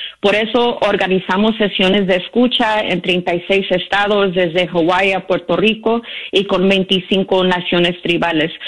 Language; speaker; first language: Spanish; early bilingual, heritage; Spanish